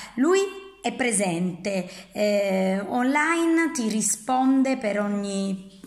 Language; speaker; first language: Italian; native; Italian